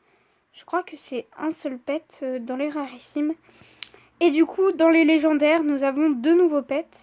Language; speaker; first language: French; native; French